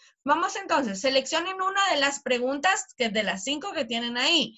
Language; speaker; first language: Spanish; native; Spanish